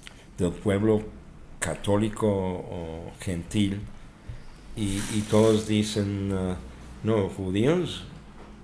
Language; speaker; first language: Spanish; non-native, fluent; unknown